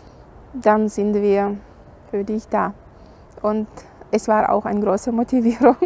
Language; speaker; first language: German; non-native, fluent; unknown